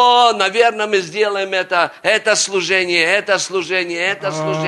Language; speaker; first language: Polish; non-native, learner; Russian